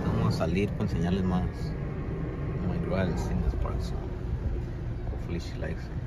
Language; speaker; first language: English; early bilingual, other home language; Spanish